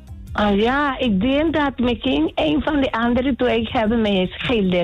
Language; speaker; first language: Dutch; non-native, learner; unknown